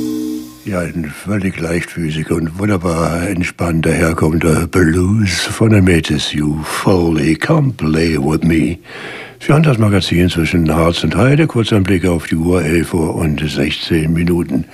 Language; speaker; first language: German; native; German